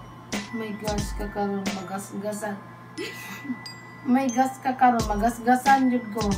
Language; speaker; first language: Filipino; non-native, local second language; Cebuano